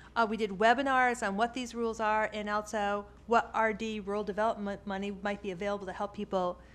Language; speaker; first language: English; native; English